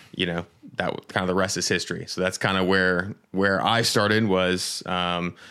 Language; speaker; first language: English; native; English